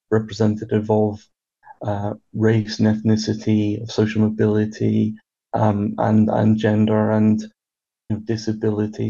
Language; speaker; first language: English; native; English